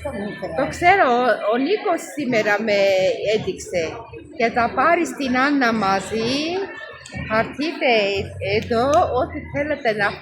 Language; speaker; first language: Greek; non-native, learner; Armenian